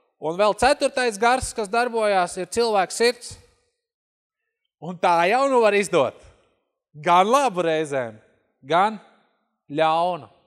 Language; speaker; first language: Latvian; native; Latvian